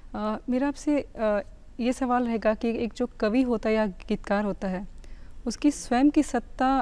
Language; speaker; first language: Hindi; native; Hindi